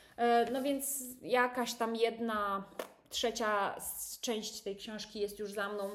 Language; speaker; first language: Polish; native; Polish